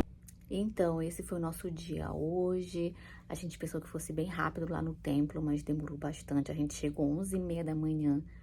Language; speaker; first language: Portuguese; native; Portuguese